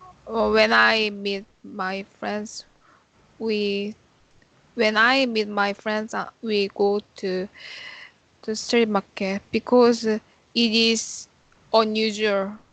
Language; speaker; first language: English; non-native, learner; Korean